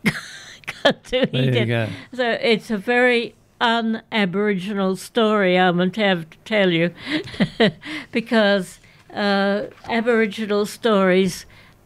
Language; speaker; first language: English; native; English